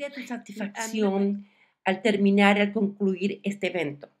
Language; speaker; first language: Spanish; native; Spanish